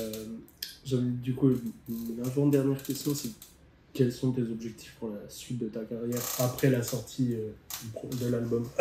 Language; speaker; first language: French; native; French